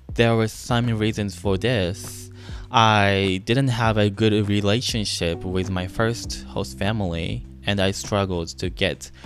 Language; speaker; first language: English; non-native, fluent; Japanese